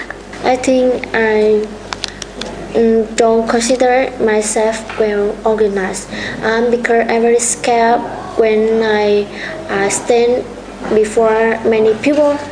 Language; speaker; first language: English; non-native, learner; Vietnamese